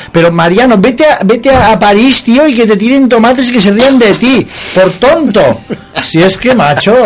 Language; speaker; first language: Spanish; non-native, local second language; Catalan